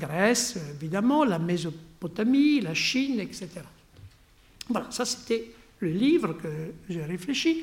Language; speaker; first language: French; non-native, fluent; Italian